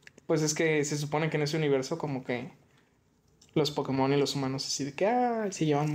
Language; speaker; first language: Spanish; native; Spanish